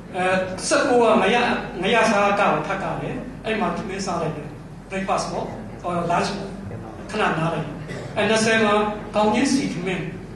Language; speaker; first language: Burmese; non-native, local second language; Mon